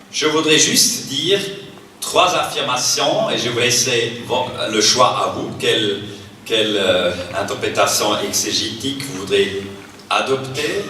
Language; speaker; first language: French; non-native, fluent; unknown